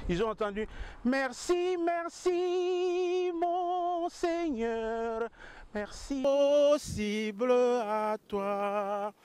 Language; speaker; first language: French; non-native, local second language; Lingala